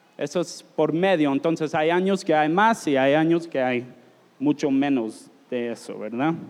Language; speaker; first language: Spanish; non-native, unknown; English